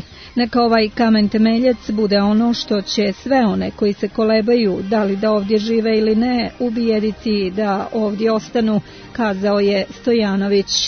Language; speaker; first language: Croatian; native; Croatian